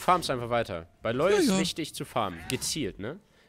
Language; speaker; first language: German; native; German